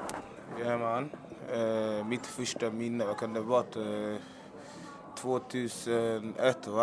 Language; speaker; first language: Swedish; early bilingual, other home language; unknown